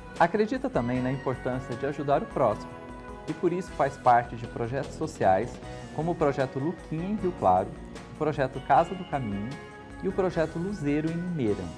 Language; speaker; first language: Portuguese; native; Portuguese